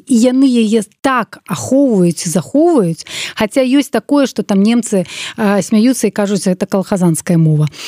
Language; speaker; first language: Belarusian; non-native, local second language; Russian